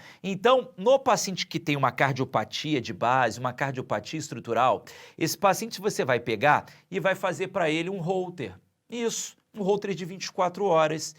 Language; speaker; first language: Portuguese; native; Portuguese